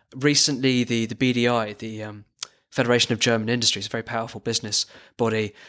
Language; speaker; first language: English; native; English